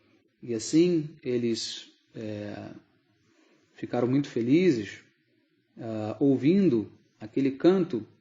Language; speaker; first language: Portuguese; native; Portuguese